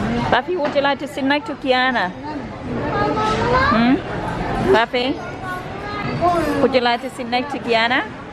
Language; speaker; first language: English; non-native, fluent; Vietnamese